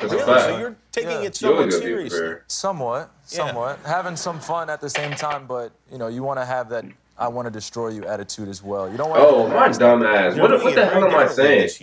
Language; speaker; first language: English; native; English